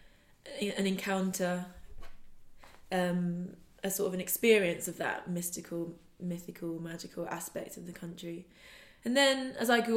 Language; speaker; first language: English; native; English